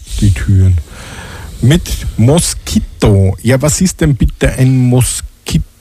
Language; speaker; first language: German; native; German